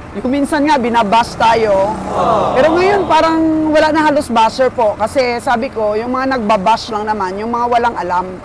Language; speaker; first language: Filipino; non-native, local second language; Cebuano